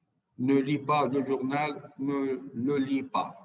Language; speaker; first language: French; non-native, fluent; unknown